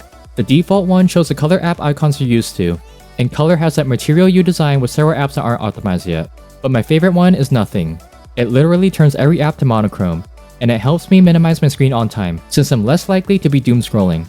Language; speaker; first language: English; native; English